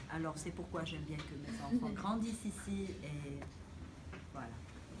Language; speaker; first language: French; non-native, local second language; Arabic